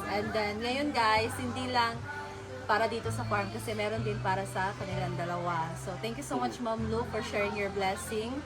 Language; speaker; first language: Filipino; non-native, local second language; Cebuano